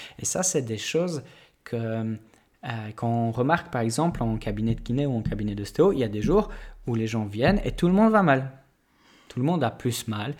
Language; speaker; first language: French; non-native, fluent; Polish